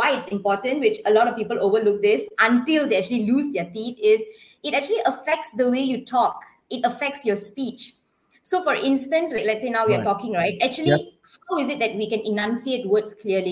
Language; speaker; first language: English; non-native, local second language; Tamil